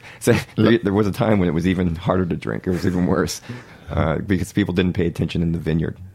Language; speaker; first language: English; native; English